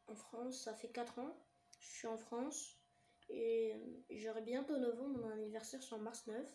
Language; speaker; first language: French; early bilingual, other home language; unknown